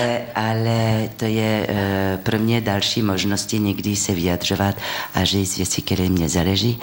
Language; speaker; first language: Czech; non-native, fluent; French